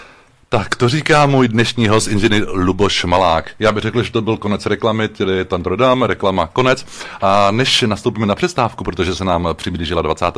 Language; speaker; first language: Czech; native; Czech